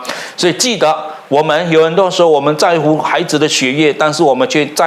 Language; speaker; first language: Chinese; native; Chinese